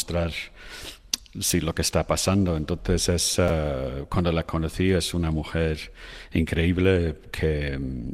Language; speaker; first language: Spanish; non-native, fluent; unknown